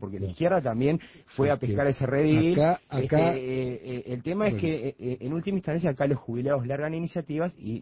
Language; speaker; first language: Spanish; native; Spanish